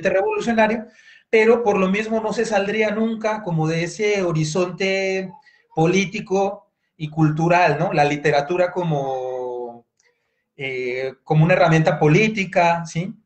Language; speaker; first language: Spanish; native; Spanish